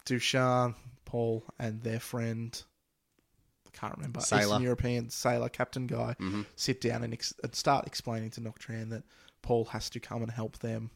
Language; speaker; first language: English; native; English